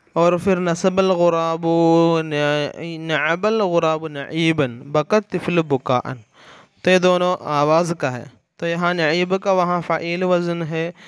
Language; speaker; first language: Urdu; non-native, fluent; Malayalam